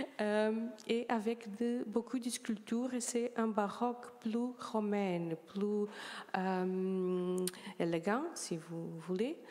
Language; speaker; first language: French; non-native, learner; Portuguese